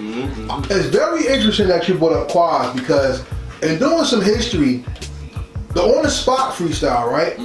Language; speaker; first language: English; native; English